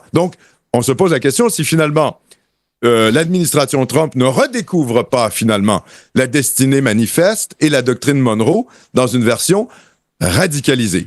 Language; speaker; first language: French; native; French